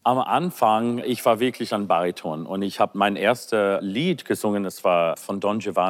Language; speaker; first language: German; non-native, learner; English